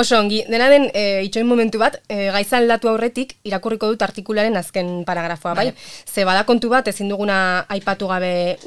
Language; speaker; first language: Basque; native; Basque